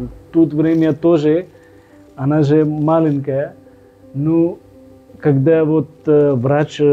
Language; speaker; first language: Russian; non-native, learner; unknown